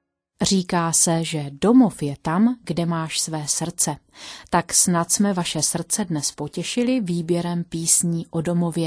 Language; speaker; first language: Czech; native; Czech